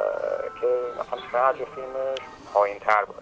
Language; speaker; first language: Persian; early bilingual, heritage; Persian